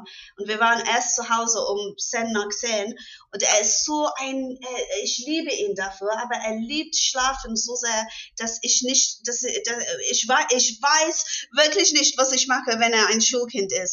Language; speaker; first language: German; non-native, fluent; English